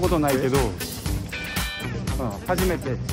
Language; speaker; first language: Japanese; non-native, fluent; Korean